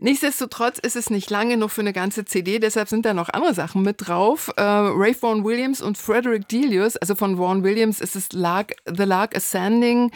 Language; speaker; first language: German; native; German